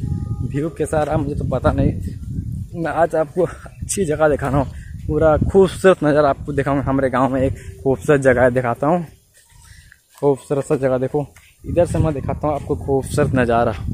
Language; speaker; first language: Hindi; non-native, local second language; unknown